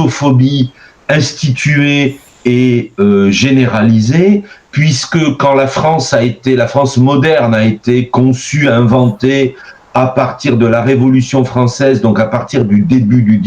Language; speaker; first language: French; native; French